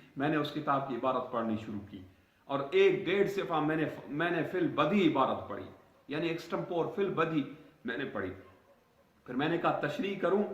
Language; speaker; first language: Urdu; non-native, local second language; Sindhi